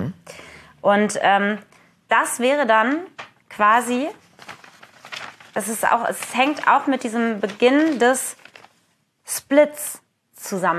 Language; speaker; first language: German; native; German